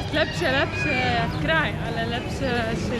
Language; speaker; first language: Polish; non-native, learner; Spanish